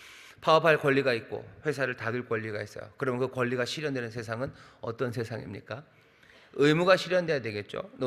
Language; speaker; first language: Korean; native; Korean